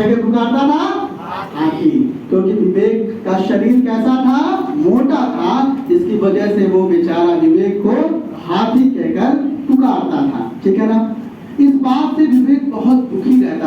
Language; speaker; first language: Hindi; native; Hindi